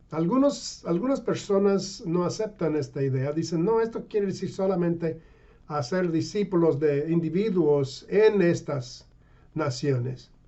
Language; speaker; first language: Spanish; non-native, fluent; English